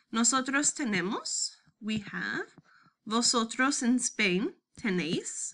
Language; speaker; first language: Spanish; non-native, fluent; English